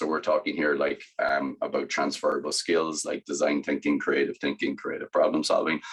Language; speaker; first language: English; native; English